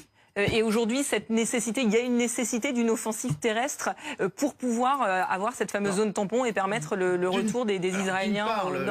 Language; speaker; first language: French; native; French